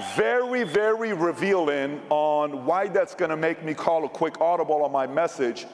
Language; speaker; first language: English; early bilingual, other home language; Persian